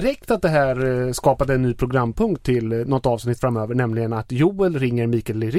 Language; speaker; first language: Swedish; native; Swedish